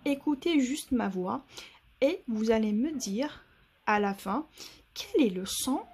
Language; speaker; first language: French; non-native, local second language; Arabic